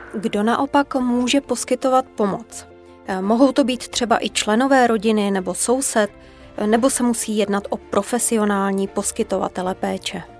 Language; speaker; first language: Czech; native; Czech